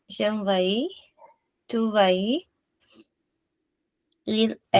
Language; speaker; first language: French; non-native, learner; Portuguese